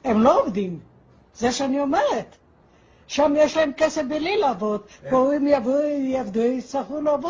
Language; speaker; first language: Hebrew; non-native, fluent; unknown